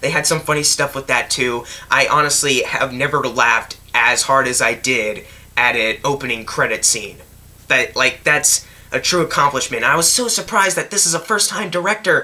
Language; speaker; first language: English; native; English